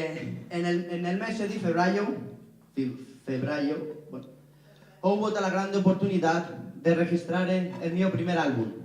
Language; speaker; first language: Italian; non-native, learner; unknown